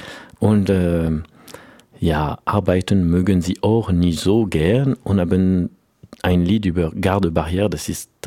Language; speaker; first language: German; non-native, learner; French